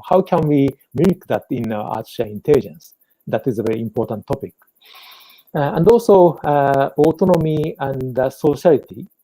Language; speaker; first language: English; non-native, fluent; Japanese